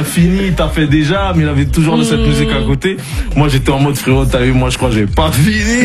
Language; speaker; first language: French; non-native, local second language; Ngazidja Comorian